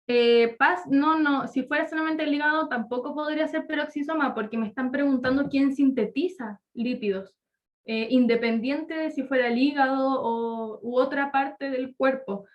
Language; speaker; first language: Spanish; native; Spanish